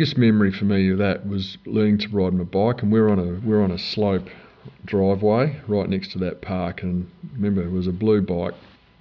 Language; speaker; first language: English; native; English